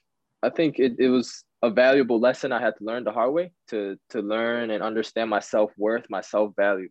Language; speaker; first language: English; early bilingual, other home language; Japanese